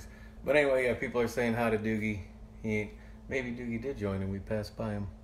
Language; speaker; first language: English; native; English